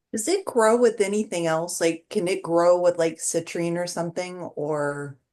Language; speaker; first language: English; native; English